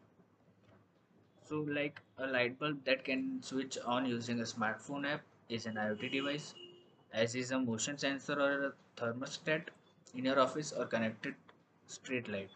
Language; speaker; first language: English; non-native, local second language; Gujarati